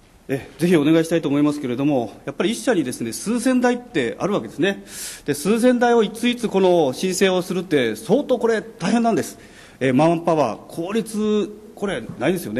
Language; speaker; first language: Japanese; native; Japanese